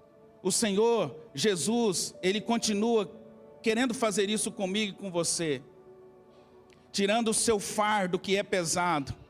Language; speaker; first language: Portuguese; native; Portuguese